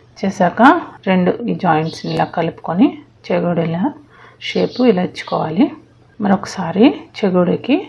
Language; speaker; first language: Telugu; native; Telugu